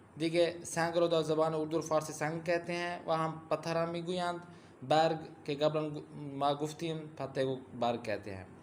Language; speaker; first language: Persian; non-native, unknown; Urdu